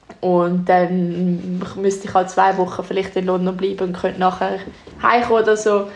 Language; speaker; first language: German; native; German